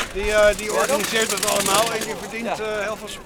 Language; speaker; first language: Dutch; native; Dutch